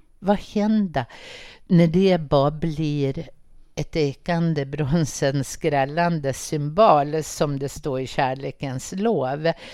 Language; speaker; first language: Swedish; native; Swedish